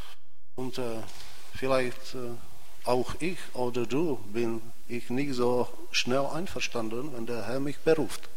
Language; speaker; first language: German; non-native, fluent; Czech